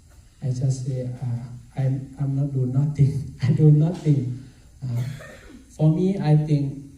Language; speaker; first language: English; non-native, learner; Thai